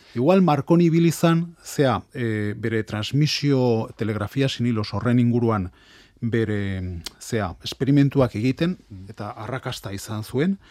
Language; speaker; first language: Basque; non-native, local second language; Spanish